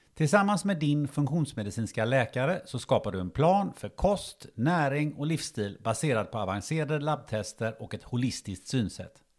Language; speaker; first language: Swedish; native; Swedish